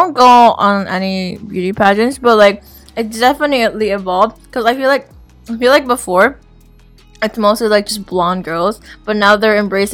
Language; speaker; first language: English; non-native, local second language; Filipino